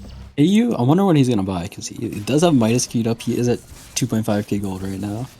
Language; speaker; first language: English; native; English